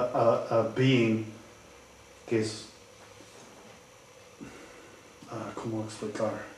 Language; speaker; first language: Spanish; non-native, learner; English